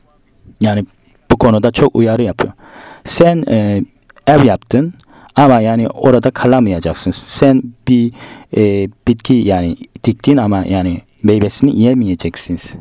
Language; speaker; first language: Turkish; non-native, fluent; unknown